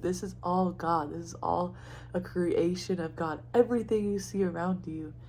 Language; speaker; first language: English; native; English